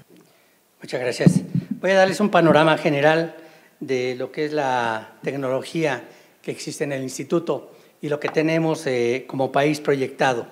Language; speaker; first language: Spanish; native; Spanish